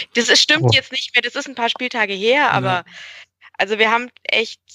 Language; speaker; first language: German; native; German